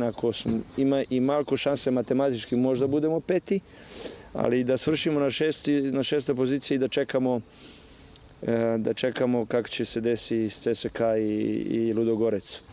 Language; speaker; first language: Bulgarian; non-native, learner; Serbian